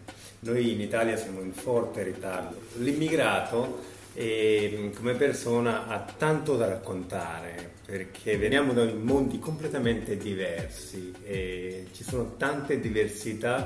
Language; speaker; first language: Italian; non-native, fluent; Urdu